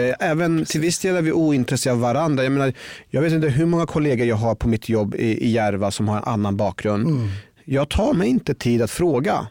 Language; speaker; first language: Swedish; early bilingual, other home language; Persian